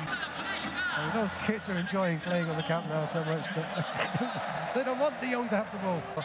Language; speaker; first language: English; native; English